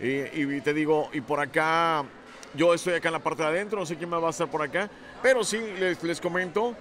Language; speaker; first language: Spanish; native; Spanish